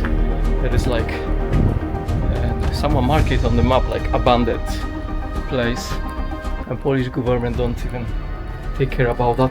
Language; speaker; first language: English; non-native, fluent; Polish